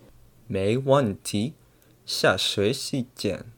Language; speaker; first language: Chinese; non-native, learner; English